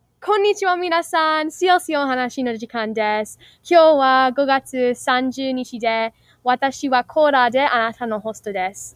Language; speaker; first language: Japanese; non-native, learner; English